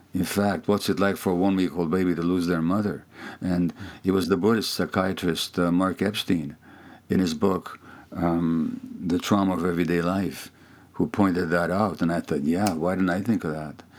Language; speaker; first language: English; non-native, fluent; Hungarian